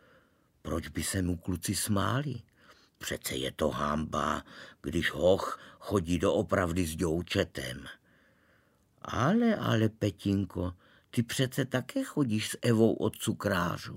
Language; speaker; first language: Czech; native; Czech